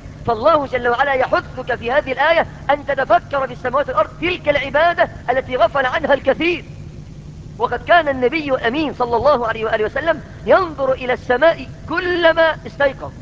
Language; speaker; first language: Arabic; native; Arabic